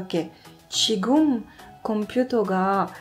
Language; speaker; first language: Korean; non-native, learner; French